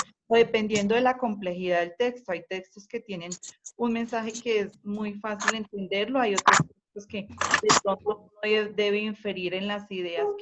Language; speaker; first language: Spanish; native; Spanish